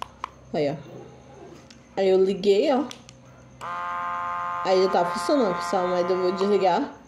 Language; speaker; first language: Portuguese; native; Portuguese